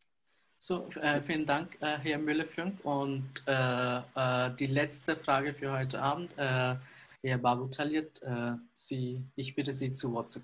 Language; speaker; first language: German; non-native, fluent; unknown